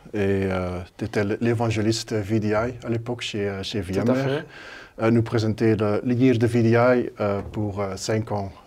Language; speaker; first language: French; non-native, local second language; Dutch